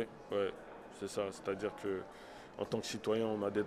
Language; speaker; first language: French; native; French